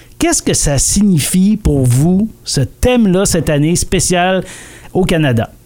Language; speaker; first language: French; native; French